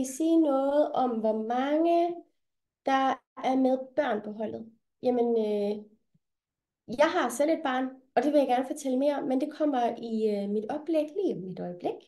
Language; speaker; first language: Danish; native; Danish